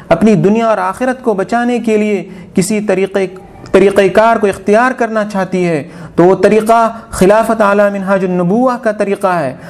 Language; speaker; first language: Urdu; native; Urdu